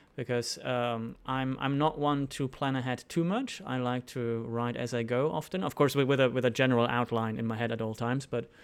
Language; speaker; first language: English; non-native, fluent; German